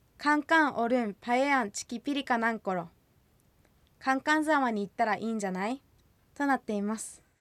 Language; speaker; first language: Japanese; native; Japanese